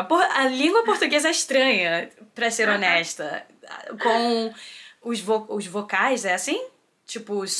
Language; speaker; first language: Portuguese; early bilingual, heritage; Portuguese